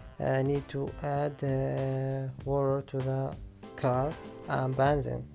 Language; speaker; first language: English; non-native, learner; Arabic